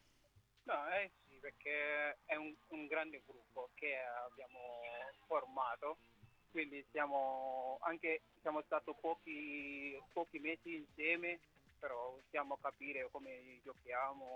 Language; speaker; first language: Italian; non-native, fluent; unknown